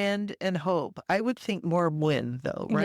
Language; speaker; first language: English; native; English